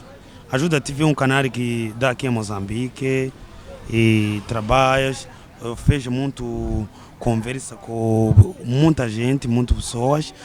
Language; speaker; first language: Portuguese; non-native, learner; Kinyarwanda